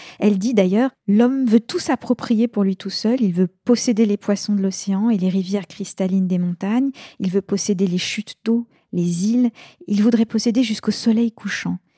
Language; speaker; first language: French; native; French